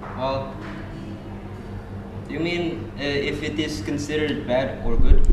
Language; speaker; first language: English; non-native, fluent; Indonesian